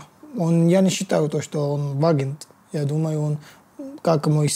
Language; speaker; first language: Russian; non-native, learner; Georgian